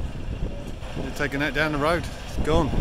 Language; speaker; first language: English; native; English